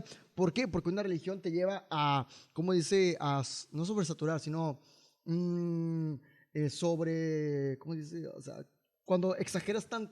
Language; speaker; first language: Spanish; native; Spanish